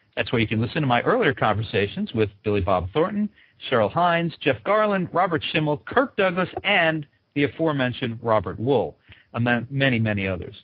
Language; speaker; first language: English; native; English